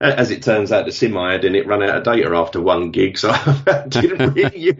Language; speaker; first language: English; native; English